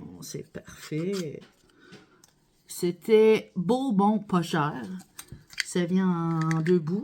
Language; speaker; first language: French; native; French